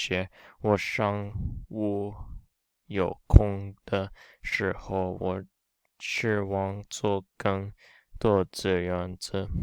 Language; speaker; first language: Chinese; non-native, learner; English